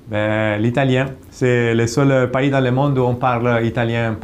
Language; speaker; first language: French; non-native, fluent; Italian